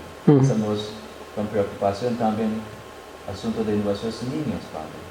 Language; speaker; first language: Spanish; non-native, fluent; English